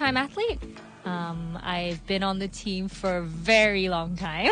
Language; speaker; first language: English; native; English